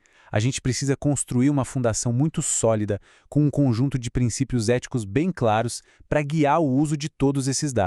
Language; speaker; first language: Portuguese; native; Portuguese